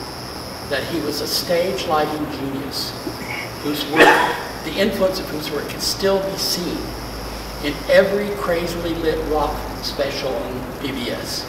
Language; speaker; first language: English; native; English